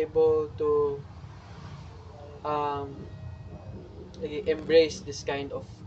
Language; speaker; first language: English; non-native, local second language; Cebuano